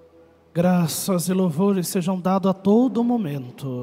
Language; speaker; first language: Portuguese; native; Portuguese